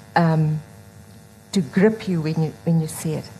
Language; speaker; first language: English; non-native, local second language; Afrikaans